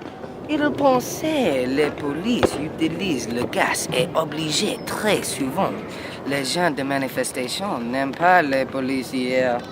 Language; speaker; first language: French; non-native, learner; English